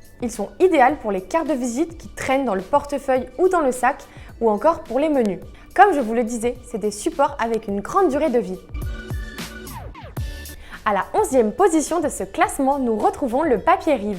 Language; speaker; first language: French; native; French